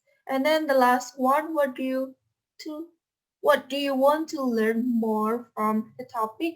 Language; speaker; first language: English; non-native, fluent; Indonesian